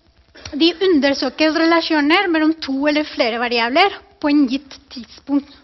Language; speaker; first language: Norwegian; non-native, fluent; Spanish